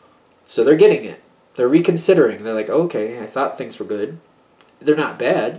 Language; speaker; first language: English; native; English